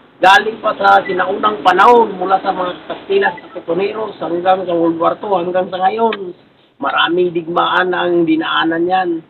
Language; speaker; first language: Filipino; non-native, local second language; Cebuano